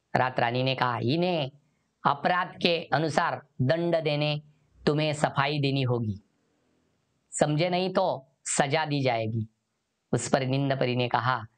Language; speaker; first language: Hindi; non-native, local second language; Marathi